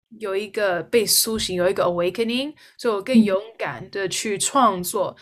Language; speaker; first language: Chinese; early bilingual, heritage; Chinese